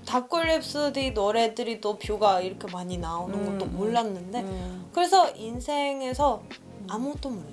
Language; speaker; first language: Korean; non-native, fluent; Spanish